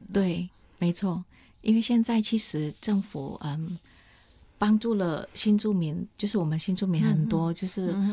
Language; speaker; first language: Chinese; non-native, fluent; Vietnamese